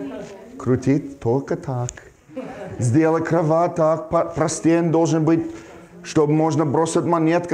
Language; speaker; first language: Russian; non-native, fluent; English